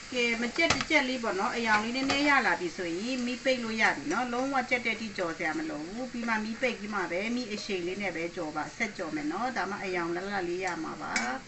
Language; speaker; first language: Burmese; non-native, local second language; Shan